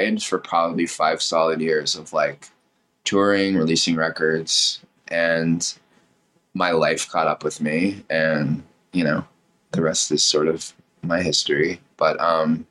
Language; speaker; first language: English; native; English